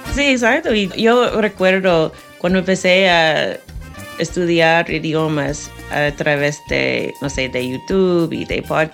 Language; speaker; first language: Spanish; non-native, fluent; English